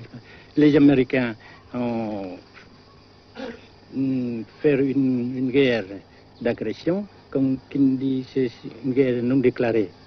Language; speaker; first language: French; non-native, local second language; Vietnamese